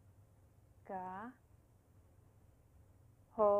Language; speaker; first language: Japanese; non-native, learner; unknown